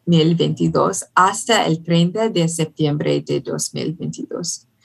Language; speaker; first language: Spanish; non-native, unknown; English